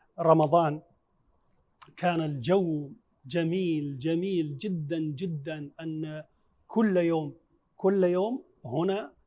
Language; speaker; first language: Arabic; non-native, fluent; Chinese